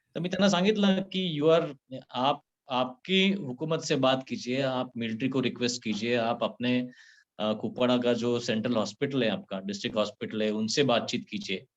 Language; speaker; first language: Hindi; non-native, local second language; Marathi